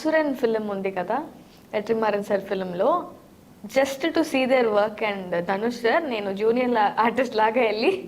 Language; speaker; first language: Telugu; non-native, learner; Tamil